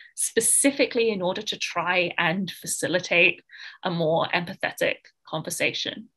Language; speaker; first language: English; native; English